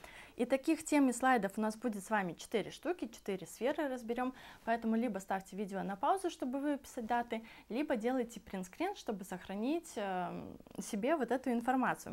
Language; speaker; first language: Russian; native; Russian